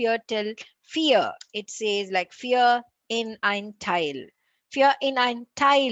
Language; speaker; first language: German; non-native, learner; Tamil